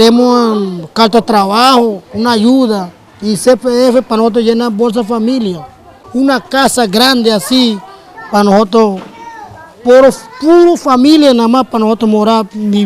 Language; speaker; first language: Portuguese; non-native, learner; Spanish